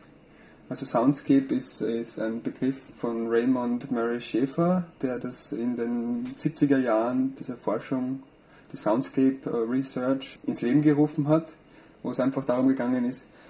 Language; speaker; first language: German; native; German